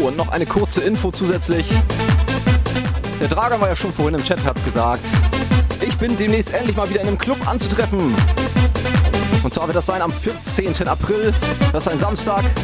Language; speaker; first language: German; native; German